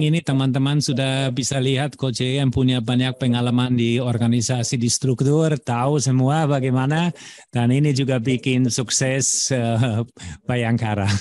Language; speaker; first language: Indonesian; non-native, fluent; German